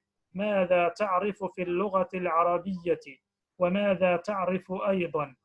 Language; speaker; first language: Arabic; non-native, fluent; Somali